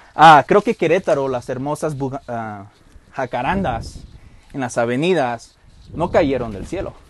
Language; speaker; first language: Spanish; early bilingual, heritage; Spanish